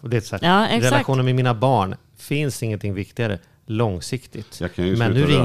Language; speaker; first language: Swedish; native; Swedish